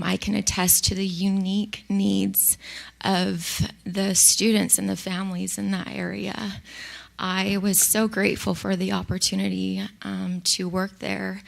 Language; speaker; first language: English; early bilingual, other home language; Spanish